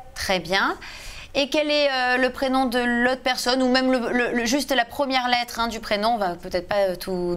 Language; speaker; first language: French; native; French